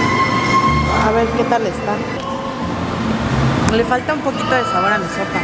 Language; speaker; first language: Spanish; native; Spanish